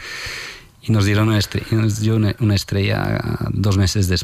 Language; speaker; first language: Spanish; non-native, fluent; French